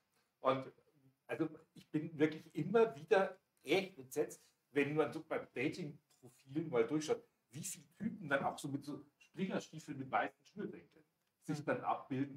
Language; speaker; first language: German; native; German